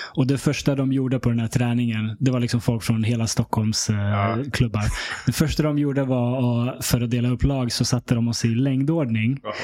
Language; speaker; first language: Swedish; early bilingual, other home language; Serbian